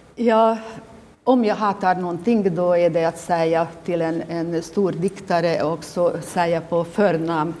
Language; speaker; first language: Swedish; non-native, fluent; Hungarian